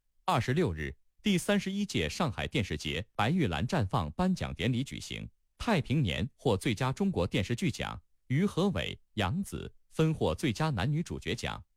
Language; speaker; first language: Chinese; native; Chinese